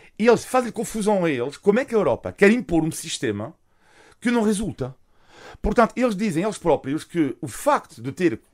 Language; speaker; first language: Portuguese; non-native, fluent; French